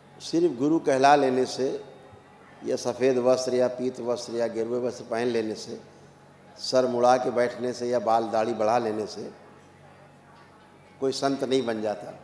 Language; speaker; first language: Hindi; native; Hindi